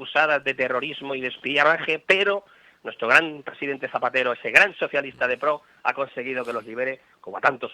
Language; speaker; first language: Spanish; native; Spanish